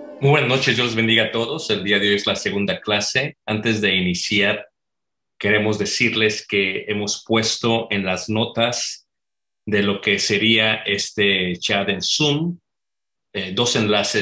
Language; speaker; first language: Spanish; native; Spanish